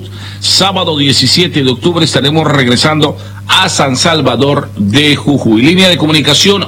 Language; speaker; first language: Spanish; native; Spanish